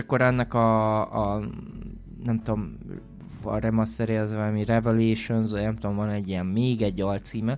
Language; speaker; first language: Hungarian; native; Hungarian